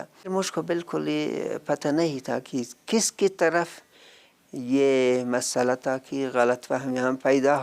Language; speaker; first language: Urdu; non-native, learner; Persian